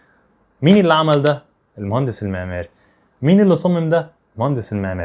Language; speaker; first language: Arabic; native; Arabic